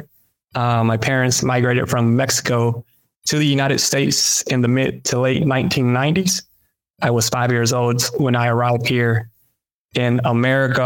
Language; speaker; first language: English; early bilingual, other home language; Spanish